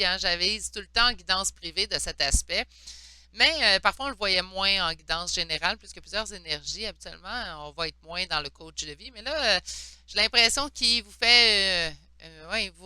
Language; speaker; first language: French; native; French